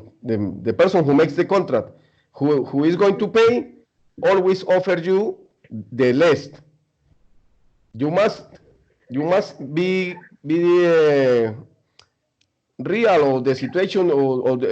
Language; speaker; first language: English; non-native, learner; Spanish